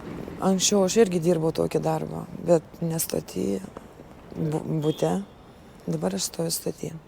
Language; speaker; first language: Lithuanian; early bilingual, other home language; Russian